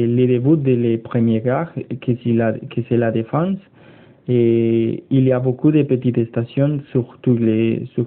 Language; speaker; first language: French; non-native, learner; Spanish